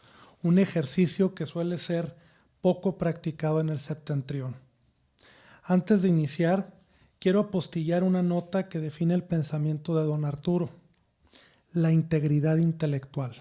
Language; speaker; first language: Spanish; native; Spanish